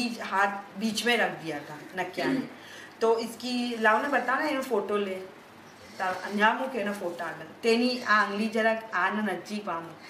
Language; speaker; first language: Hindi; non-native, local second language; Gujarati